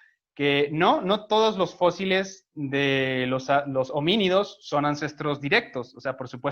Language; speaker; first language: Spanish; native; Spanish